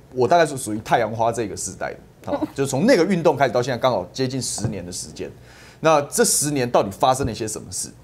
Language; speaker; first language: Chinese; native; Chinese